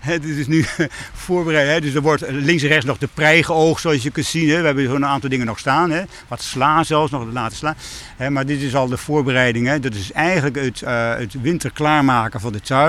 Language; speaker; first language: Dutch; native; Dutch